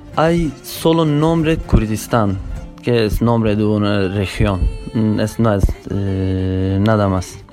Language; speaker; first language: Spanish; non-native, learner; Turkish